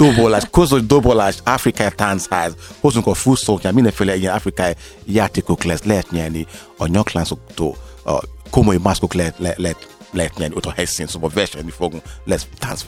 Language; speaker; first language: Hungarian; non-native, learner; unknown